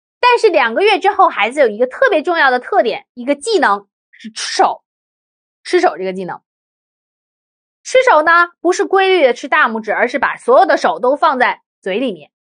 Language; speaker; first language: Chinese; native; Chinese